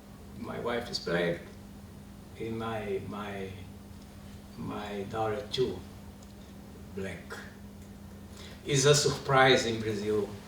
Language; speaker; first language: English; non-native, learner; Portuguese